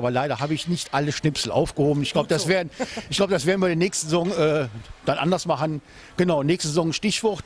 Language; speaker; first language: German; native; German